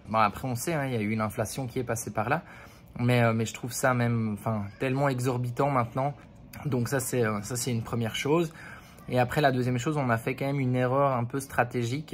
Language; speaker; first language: French; native; French